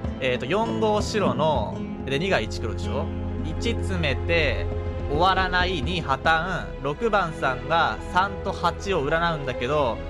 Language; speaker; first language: Japanese; native; Japanese